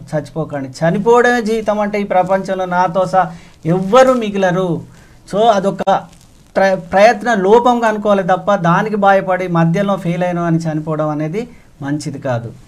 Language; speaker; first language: Telugu; native; Telugu